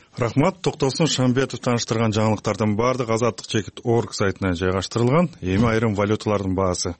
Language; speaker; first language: Kyrgyz; native; Kyrgyz